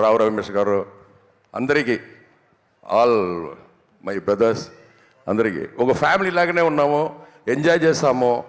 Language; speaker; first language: Telugu; non-native, learner; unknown